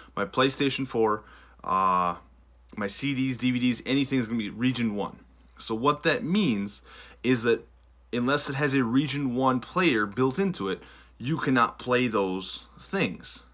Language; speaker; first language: English; native; English